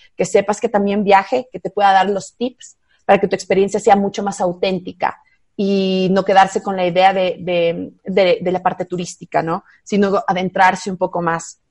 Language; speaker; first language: Spanish; native; Spanish